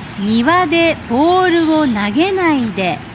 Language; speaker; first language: Japanese; non-native, learner; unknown